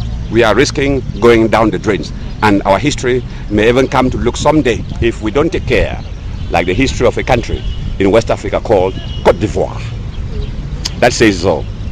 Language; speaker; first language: English; native; English